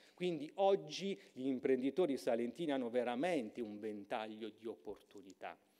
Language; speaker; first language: Italian; native; Italian